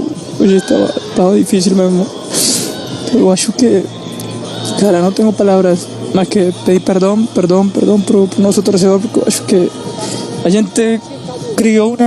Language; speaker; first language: Portuguese; non-native, fluent; Spanish